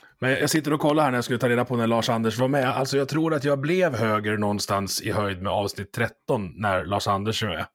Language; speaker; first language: Swedish; native; Swedish